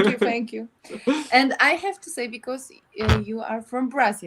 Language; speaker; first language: English; non-native, learner; Polish